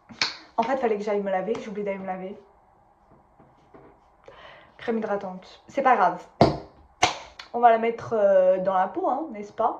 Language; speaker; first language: French; native; French